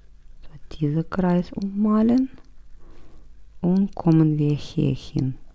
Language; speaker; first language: German; non-native, learner; Russian